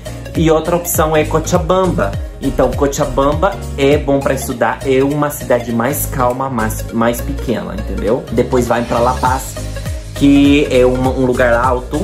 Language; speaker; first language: Portuguese; non-native, fluent; Spanish